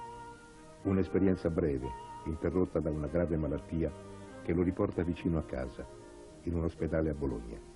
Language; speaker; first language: Italian; native; Italian